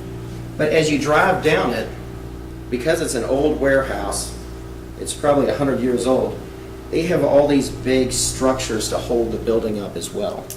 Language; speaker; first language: English; native; English